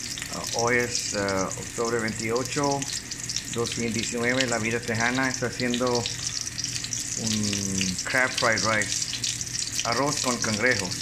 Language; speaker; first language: Spanish; non-native, learner; English